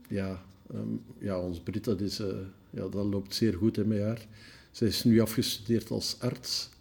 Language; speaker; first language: Dutch; native; Dutch